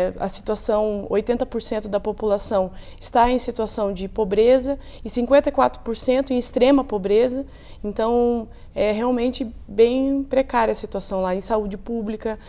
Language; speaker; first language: Portuguese; native; Portuguese